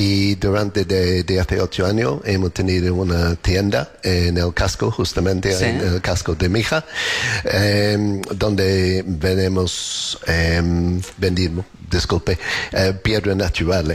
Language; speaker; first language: Spanish; non-native, learner; English